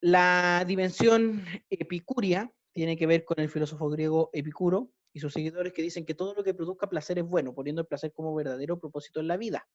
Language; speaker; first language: Spanish; native; Spanish